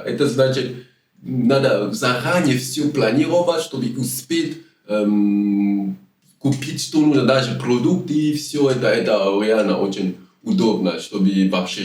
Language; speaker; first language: Russian; non-native, learner; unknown